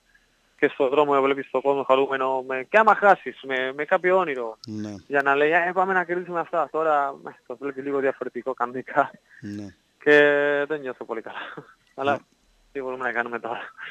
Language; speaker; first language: Greek; non-native, learner; Spanish